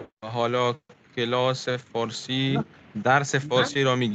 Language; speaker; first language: Persian; non-native, learner; Urdu